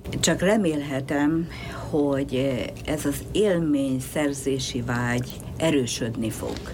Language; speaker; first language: Hungarian; native; Hungarian